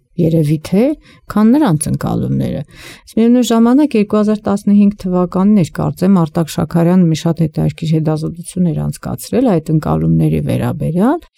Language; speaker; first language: Armenian; native; Armenian